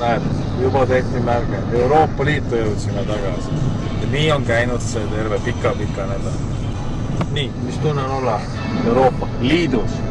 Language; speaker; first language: Estonian; native; Estonian